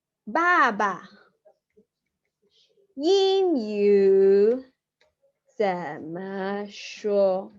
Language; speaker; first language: Chinese; non-native, fluent; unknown